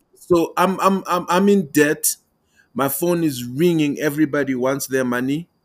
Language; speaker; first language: English; non-native, local second language; Tumbuka